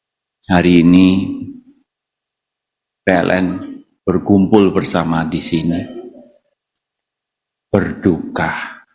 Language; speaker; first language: Indonesian; native; Indonesian